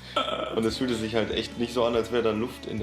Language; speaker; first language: German; native; German